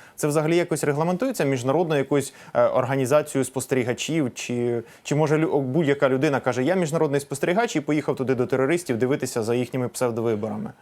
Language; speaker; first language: Ukrainian; native; Ukrainian